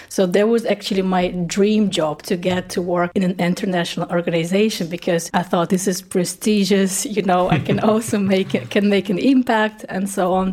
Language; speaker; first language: English; non-native, fluent; Russian